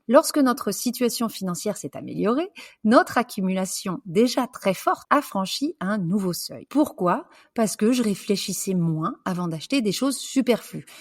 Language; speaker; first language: French; native; French